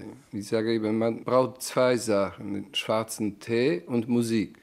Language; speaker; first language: German; non-native, fluent; Polish